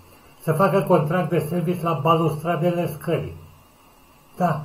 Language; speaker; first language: Romanian; native; Romanian